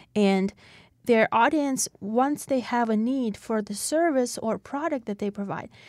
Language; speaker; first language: English; non-native, fluent; Russian